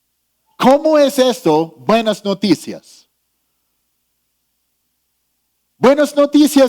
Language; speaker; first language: Spanish; non-native, fluent; English